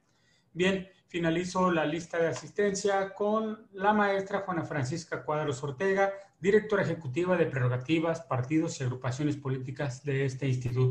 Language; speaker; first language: Spanish; native; Spanish